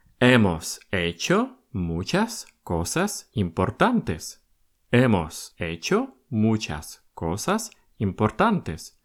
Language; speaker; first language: Spanish; non-native, fluent; Russian